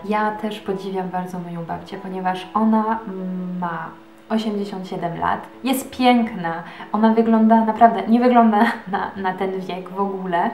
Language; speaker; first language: Polish; early bilingual, heritage; Polish